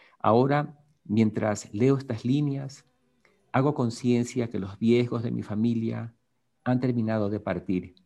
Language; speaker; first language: Spanish; native; Spanish